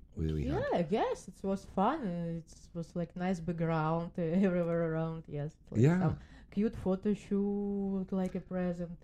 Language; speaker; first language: English; non-native, learner; Russian